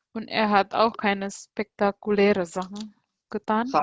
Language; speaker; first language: German; non-native, fluent; Indonesian